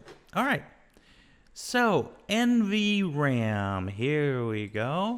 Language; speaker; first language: English; native; English